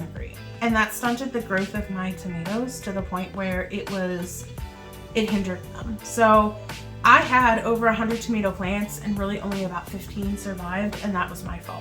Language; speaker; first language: English; native; English